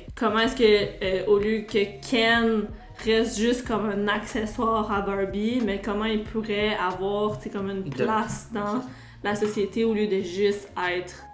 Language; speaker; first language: French; native; French